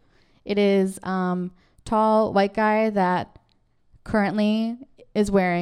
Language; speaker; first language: English; native; English